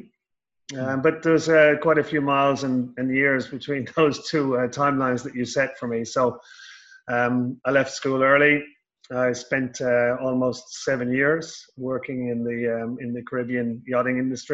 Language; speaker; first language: English; native; English